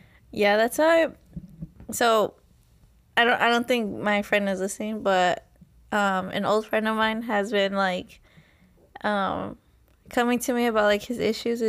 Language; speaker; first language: English; native; English